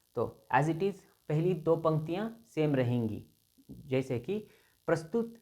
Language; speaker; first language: Hindi; non-native, local second language; Kannada